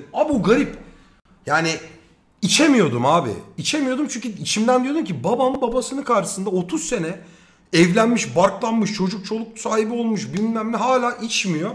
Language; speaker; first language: Turkish; native; Turkish